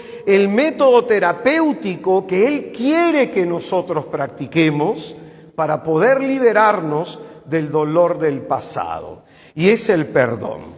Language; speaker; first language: Spanish; native; Spanish